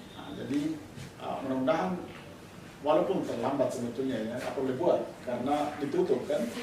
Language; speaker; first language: Indonesian; native; Indonesian